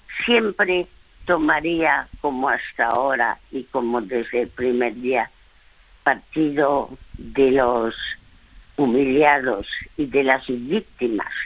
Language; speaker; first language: Spanish; early bilingual, other home language; French